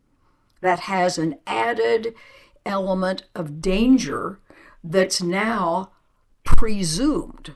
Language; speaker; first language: English; native; English